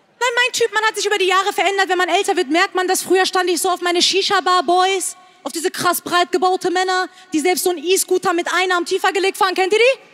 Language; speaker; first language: German; early bilingual, other home language; Persian